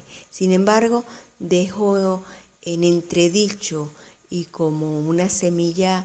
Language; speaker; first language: Spanish; native; Spanish